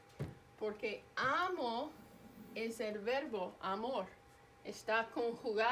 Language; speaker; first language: Spanish; non-native, fluent; English